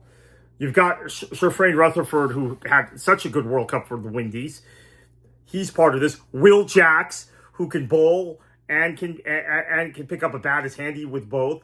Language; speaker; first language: English; native; English